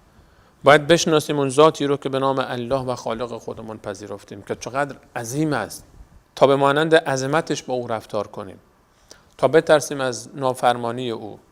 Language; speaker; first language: Persian; native; Persian